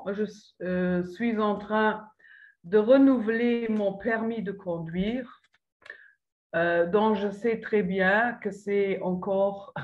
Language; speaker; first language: French; non-native, local second language; Luxembourgish